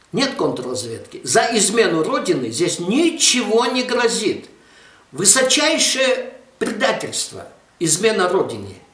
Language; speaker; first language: Russian; non-native, local second language; Armenian